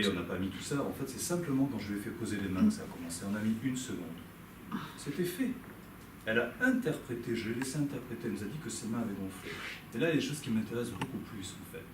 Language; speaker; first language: French; native; French